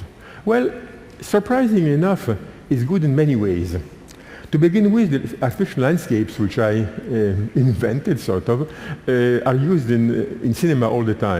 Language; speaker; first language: English; non-native, fluent; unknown